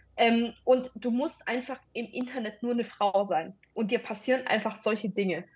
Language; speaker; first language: German; early bilingual, other home language; Italian